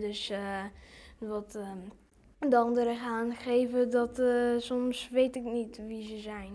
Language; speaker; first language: Dutch; early bilingual, other home language; English